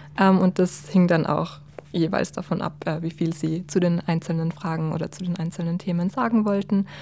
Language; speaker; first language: German; native; German